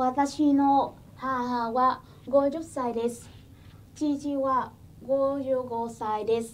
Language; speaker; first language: Japanese; non-native, fluent; Vietnamese